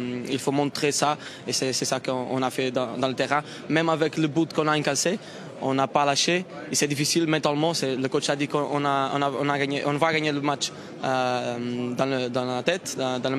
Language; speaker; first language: French; non-native, fluent; Portuguese